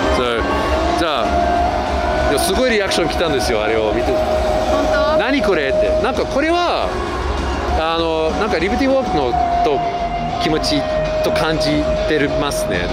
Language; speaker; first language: Japanese; non-native, fluent; English